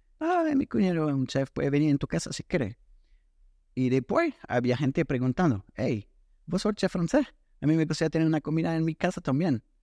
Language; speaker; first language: Spanish; non-native, fluent; French